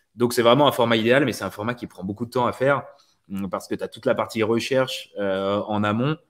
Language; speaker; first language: French; native; French